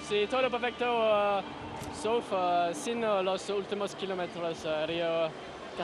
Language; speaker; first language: Spanish; non-native, learner; English